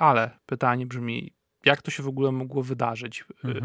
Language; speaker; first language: Polish; native; Polish